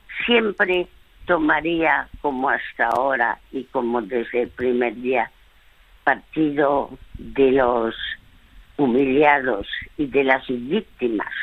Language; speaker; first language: Spanish; early bilingual, other home language; French